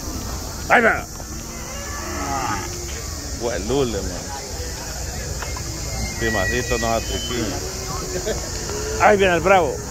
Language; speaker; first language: Spanish; native; Spanish